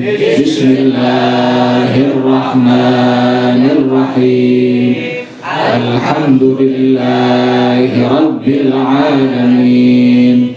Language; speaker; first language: Arabic; non-native, fluent; Indonesian